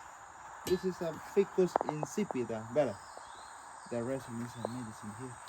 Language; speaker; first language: English; non-native, local second language; Spanish